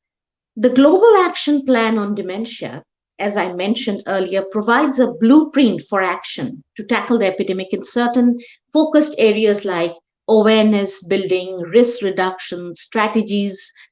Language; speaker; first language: English; non-native, local second language; Bangla